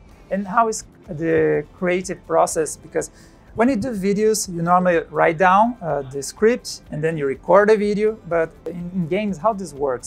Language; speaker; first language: English; non-native, fluent; Portuguese